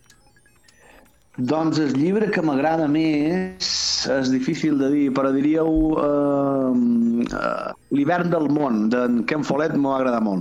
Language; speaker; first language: Catalan; native; Catalan